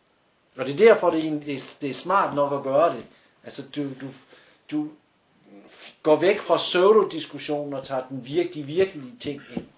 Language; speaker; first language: Danish; native; Danish